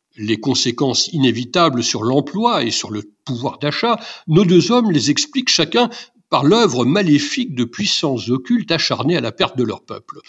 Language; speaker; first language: French; native; French